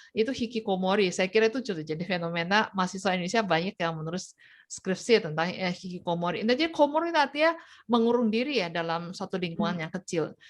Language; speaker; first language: Indonesian; native; Indonesian